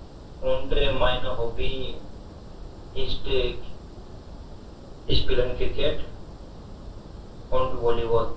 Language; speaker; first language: German; non-native, learner; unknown